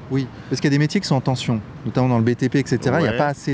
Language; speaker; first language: French; native; French